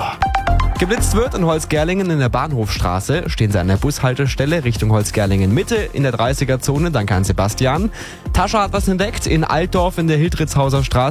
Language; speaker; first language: German; native; German